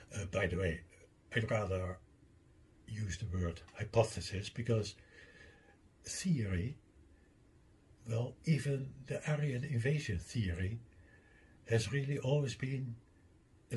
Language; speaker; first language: English; non-native, fluent; Dutch